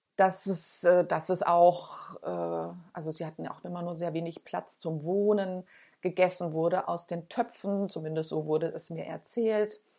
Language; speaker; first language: German; native; German